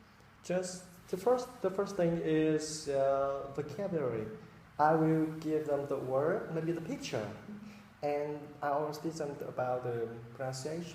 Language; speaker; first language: English; non-native, fluent; Vietnamese